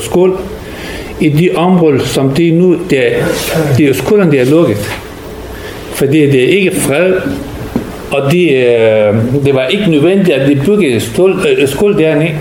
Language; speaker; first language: Danish; non-native, learner; Persian